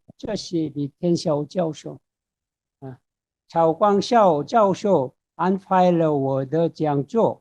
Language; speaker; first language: Chinese; non-native, fluent; Korean